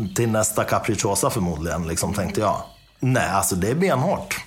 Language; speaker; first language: Swedish; early bilingual, other home language; Persian